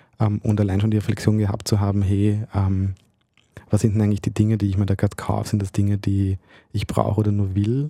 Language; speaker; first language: German; early bilingual, other home language; Bosnian